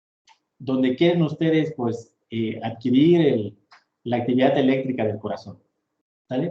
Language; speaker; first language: Spanish; native; Spanish